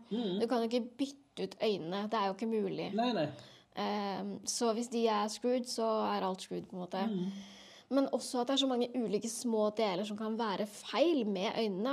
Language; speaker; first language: Norwegian; native; Norwegian